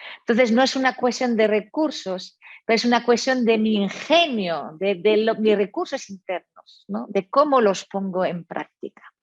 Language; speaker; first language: Spanish; non-native, fluent; French